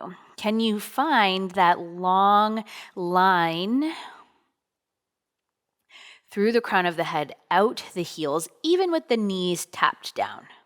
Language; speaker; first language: English; native; English